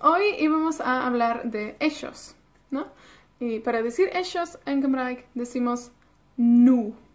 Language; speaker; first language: Spanish; non-native, fluent; Welsh